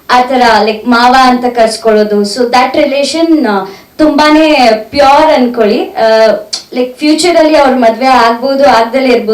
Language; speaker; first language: Kannada; native; Kannada